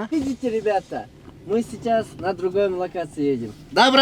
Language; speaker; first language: Russian; non-native, local second language; Kyrgyz